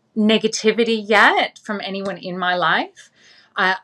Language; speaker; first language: English; native; English